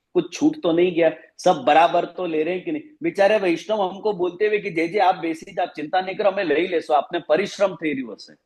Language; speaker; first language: Hindi; non-native, local second language; Gujarati